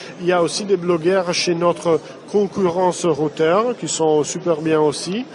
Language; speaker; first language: French; non-native, fluent; Italian